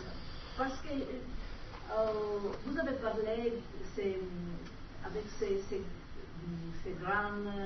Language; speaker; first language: French; non-native, learner; Italian